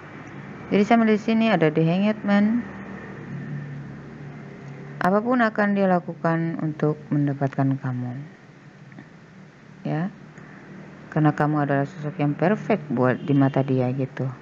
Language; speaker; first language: Indonesian; native; Indonesian